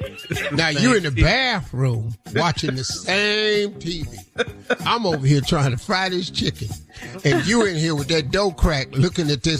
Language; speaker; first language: English; native; English